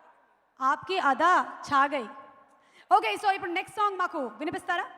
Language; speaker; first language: Telugu; native; Telugu